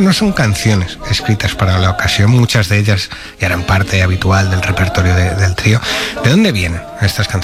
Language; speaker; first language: Spanish; native; Spanish